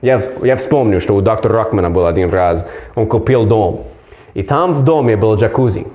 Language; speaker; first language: Russian; non-native, learner; English